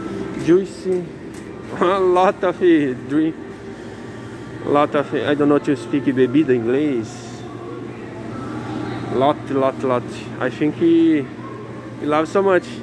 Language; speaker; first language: English; non-native, learner; Portuguese